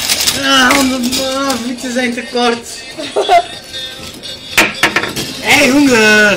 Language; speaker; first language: Dutch; early bilingual, other home language; Turkish